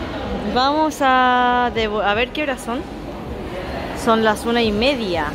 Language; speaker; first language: Spanish; native; Spanish